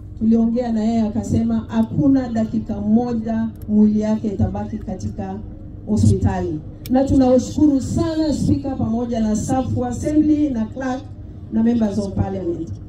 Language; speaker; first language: Swahili; non-native, local second language; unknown